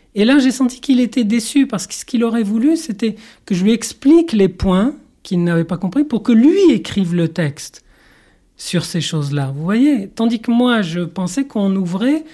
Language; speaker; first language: French; non-native, local second language; Arabic